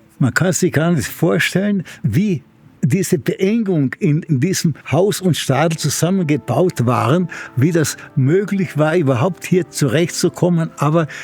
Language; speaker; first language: German; non-native, local second language; Slovenian